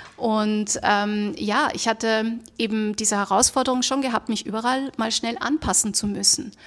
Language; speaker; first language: German; early bilingual, other home language; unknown